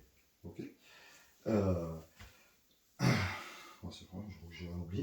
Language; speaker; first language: French; native; French